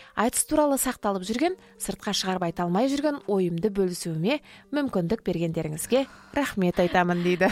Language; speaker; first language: Kazakh; native; Kazakh